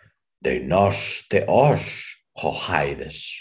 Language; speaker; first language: Greek; non-native, fluent; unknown